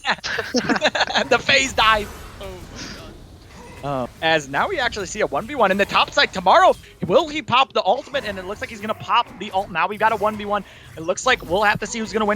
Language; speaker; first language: English; native; English